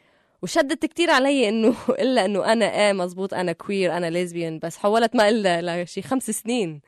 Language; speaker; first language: Arabic; native; Arabic